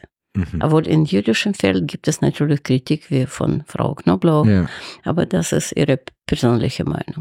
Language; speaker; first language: German; non-native, fluent; Russian